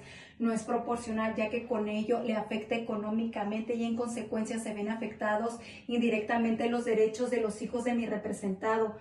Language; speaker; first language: Spanish; native; Spanish